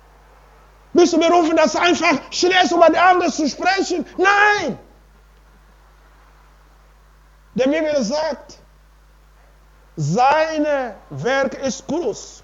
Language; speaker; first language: German; non-native, learner; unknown